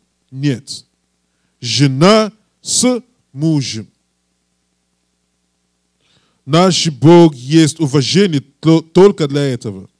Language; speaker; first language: Russian; non-native, learner; English